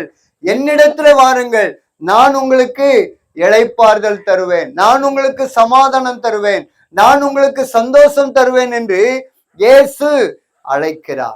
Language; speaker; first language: Tamil; native; Tamil